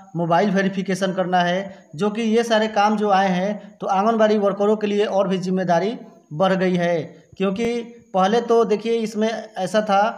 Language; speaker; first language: Hindi; native; Hindi